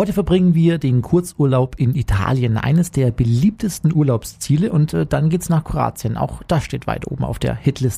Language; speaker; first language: German; native; German